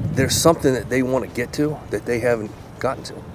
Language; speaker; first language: English; native; English